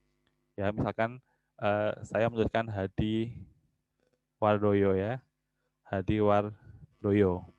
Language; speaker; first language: Indonesian; native; Indonesian